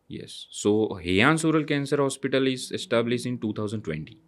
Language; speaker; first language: English; non-native, local second language; Gujarati